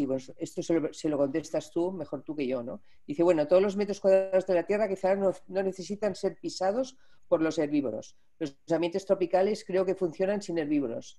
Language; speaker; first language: Spanish; native; Spanish